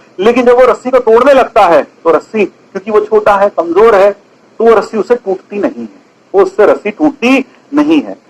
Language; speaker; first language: Hindi; native; Hindi